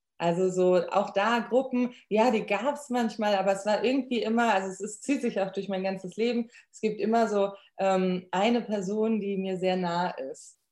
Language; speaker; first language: German; early bilingual, other home language; Polish